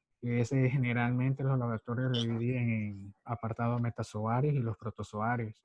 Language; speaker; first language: Spanish; native; Spanish